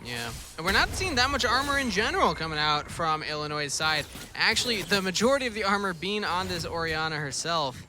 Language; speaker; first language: English; native; English